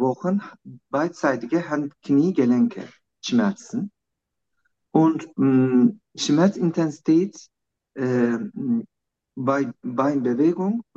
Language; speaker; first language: German; non-native, learner; Turkish